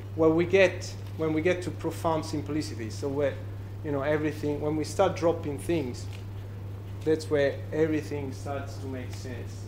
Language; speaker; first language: English; non-native, fluent; Italian